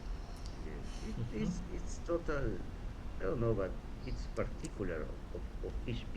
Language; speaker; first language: English; non-native, learner; Spanish